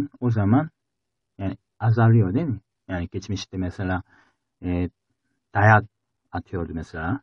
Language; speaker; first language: Turkish; non-native, fluent; Korean